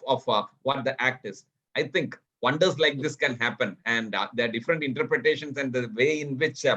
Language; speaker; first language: English; non-native, local second language; Malayalam